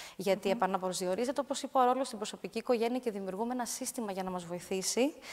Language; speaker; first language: Greek; native; Greek